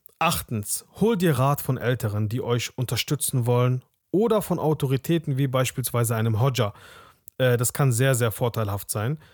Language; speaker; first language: German; early bilingual, other home language; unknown